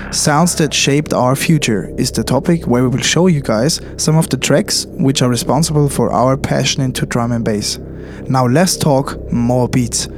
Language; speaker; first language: English; non-native, fluent; German